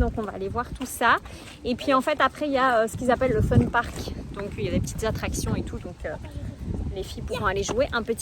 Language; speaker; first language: French; native; French